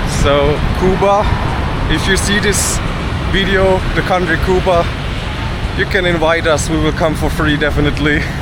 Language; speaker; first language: English; non-native, fluent; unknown